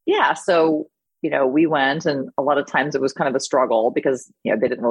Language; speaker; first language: English; native; English